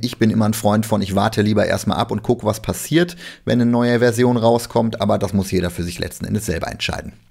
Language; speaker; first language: German; native; German